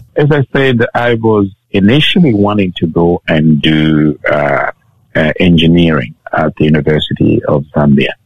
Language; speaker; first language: English; non-native, local second language; Bemba